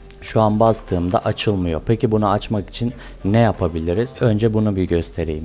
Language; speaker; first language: Turkish; native; Turkish